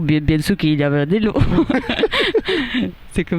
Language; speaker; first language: French; non-native, learner; Italian